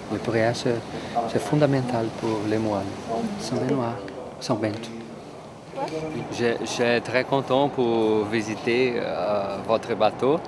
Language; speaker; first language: French; non-native, learner; Portuguese